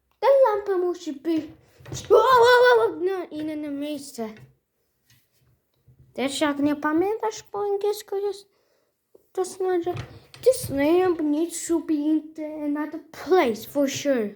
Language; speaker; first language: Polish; early bilingual, heritage; Polish